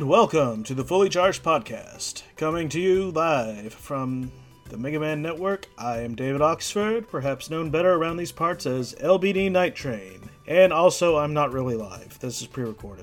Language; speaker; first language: English; native; English